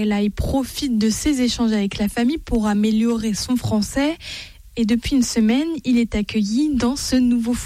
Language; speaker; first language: French; native; French